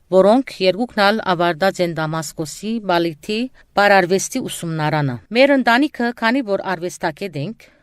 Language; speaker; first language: Armenian; early bilingual, heritage; Armenian